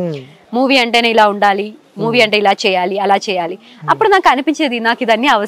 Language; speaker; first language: Telugu; non-native, fluent; Malayalam